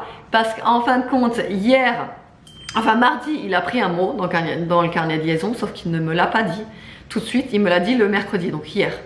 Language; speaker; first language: French; native; French